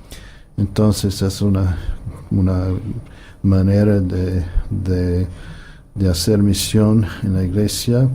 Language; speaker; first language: Spanish; non-native, fluent; English